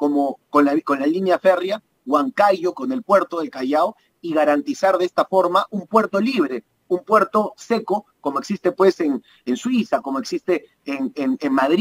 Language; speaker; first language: Spanish; native; Spanish